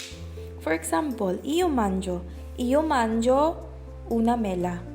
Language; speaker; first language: Italian; non-native, learner; Filipino